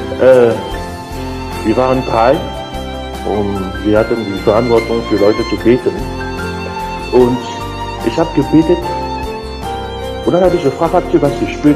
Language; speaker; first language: German; non-native, learner; French